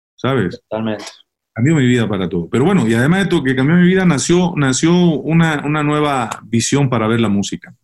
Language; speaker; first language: Spanish; native; Spanish